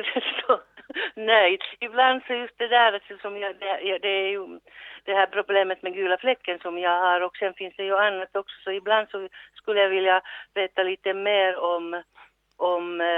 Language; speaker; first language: Swedish; non-native, local second language; Finnish